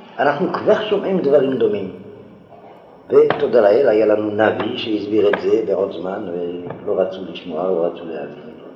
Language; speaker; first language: Hebrew; non-native, fluent; French